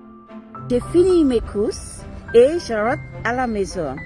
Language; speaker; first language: French; non-native, learner; English